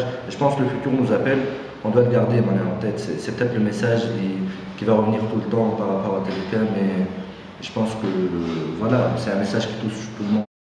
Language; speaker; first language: French; non-native, local second language; Arabic